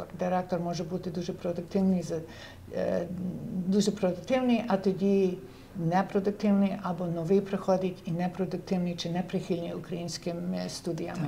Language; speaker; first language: Ukrainian; early bilingual, heritage; Ukrainian